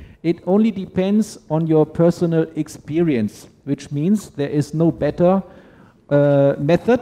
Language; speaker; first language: English; non-native, fluent; German